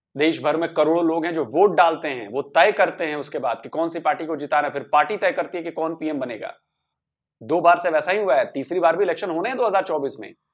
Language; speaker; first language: Hindi; native; Hindi